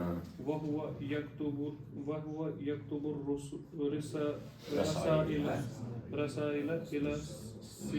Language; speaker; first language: Arabic; non-native, learner; Urdu